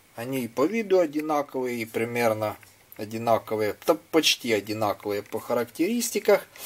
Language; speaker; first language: Russian; non-native, local second language; Ukrainian